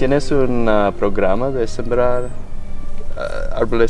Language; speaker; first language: Spanish; non-native, learner; English